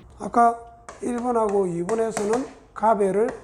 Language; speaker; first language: Korean; native; Korean